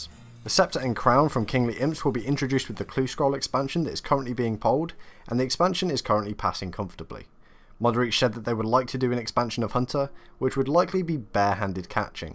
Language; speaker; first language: English; native; English